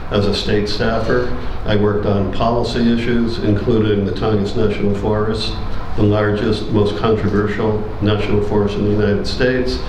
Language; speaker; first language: English; native; English